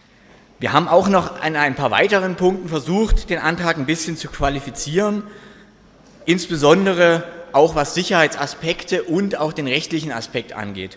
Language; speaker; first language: German; native; German